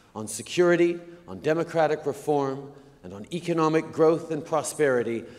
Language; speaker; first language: English; native; English